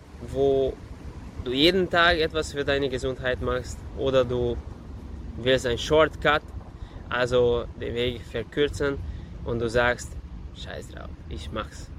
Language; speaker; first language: German; non-native, fluent; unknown